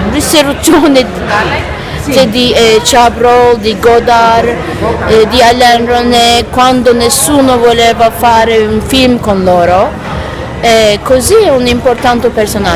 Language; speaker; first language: Italian; non-native, fluent; Turkish